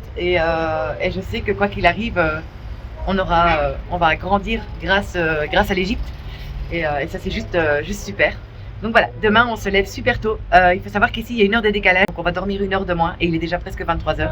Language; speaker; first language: French; native; French